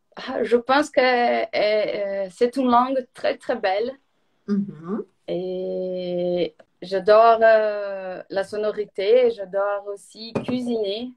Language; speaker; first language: French; non-native, learner; Portuguese